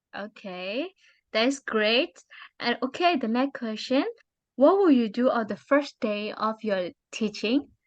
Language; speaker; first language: English; non-native, learner; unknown